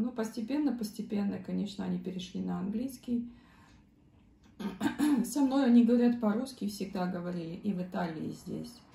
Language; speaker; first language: Russian; native; Russian